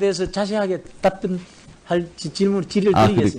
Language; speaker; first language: Korean; native; Korean